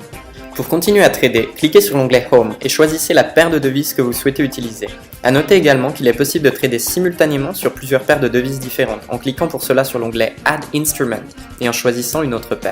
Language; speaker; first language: French; native; French